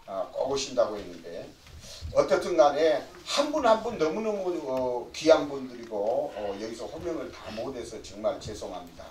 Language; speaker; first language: Korean; native; Korean